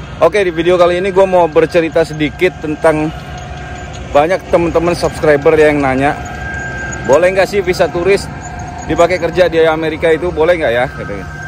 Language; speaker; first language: Indonesian; native; Indonesian